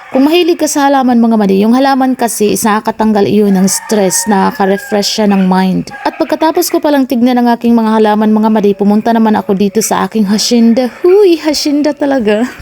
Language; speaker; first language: Filipino; non-native, local second language; Cebuano